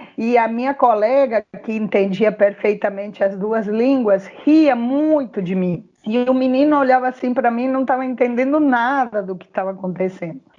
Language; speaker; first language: Portuguese; non-native, fluent; Spanish